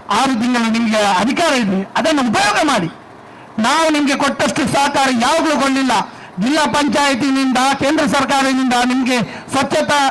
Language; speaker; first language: Kannada; non-native, local second language; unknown